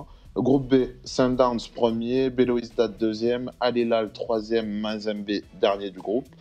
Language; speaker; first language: French; native; French